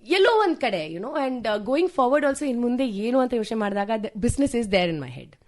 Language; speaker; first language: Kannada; non-native, local second language; Tamil